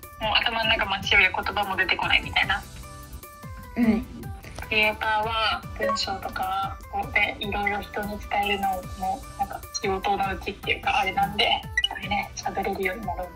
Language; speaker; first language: Japanese; native; Japanese